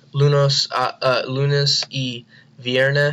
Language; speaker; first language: Spanish; non-native, learner; English